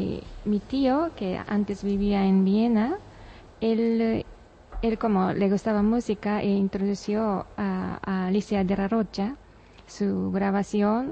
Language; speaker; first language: Spanish; non-native, learner; Japanese